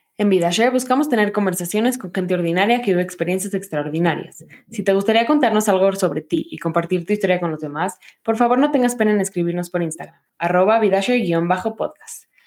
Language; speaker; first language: Spanish; native; Spanish